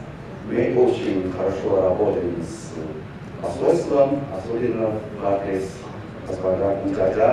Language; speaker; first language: Russian; non-native, fluent; Chinese